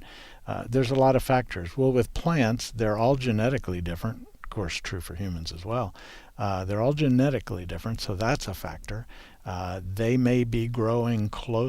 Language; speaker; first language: English; native; English